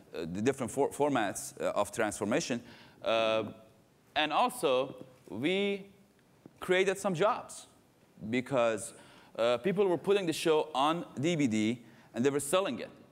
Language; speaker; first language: English; non-native, fluent; Persian